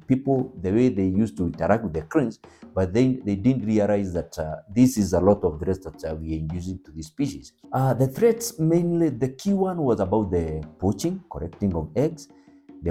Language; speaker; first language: English; non-native, local second language; Kikuyu